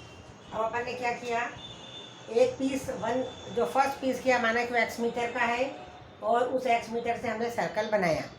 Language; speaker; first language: Hindi; native; Hindi